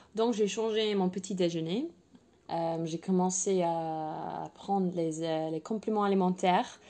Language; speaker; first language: French; non-native, fluent; English